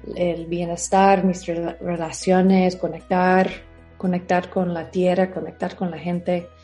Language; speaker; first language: Spanish; non-native, fluent; English